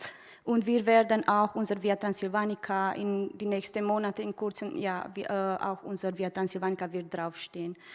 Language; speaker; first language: German; non-native, fluent; Romanian